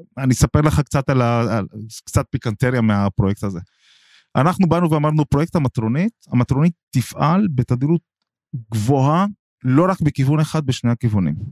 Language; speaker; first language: Hebrew; non-native, local second language; Arabic